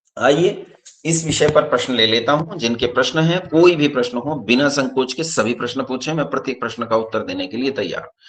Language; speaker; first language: Hindi; native; Hindi